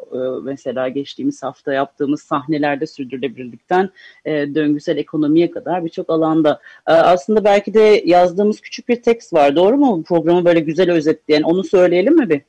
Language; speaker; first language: Turkish; early bilingual, heritage; Turkish